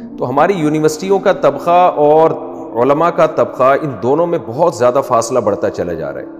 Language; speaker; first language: Urdu; native; Urdu